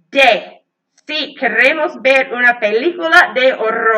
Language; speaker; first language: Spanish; non-native, learner; English